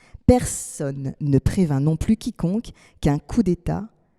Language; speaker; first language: French; native; French